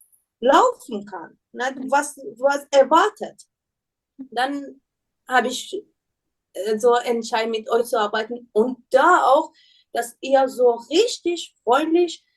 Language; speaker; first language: German; non-native, learner; Persian